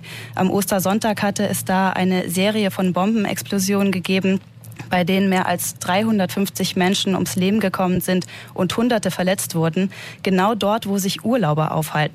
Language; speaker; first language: German; native; German